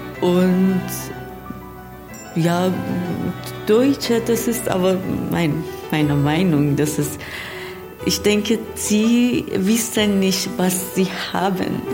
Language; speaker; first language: German; non-native, learner; Persian